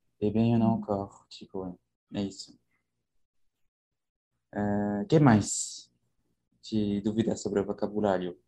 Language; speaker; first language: Portuguese; non-native, learner; French